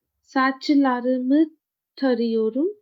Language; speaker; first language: Turkish; non-native, learner; Urdu